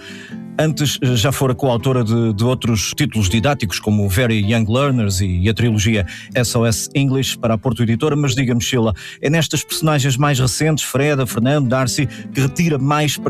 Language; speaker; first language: Portuguese; native; Portuguese